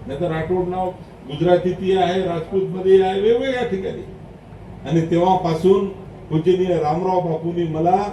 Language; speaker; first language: Marathi; non-native, local second language; Lambadi